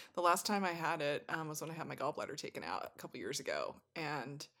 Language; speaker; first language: English; native; English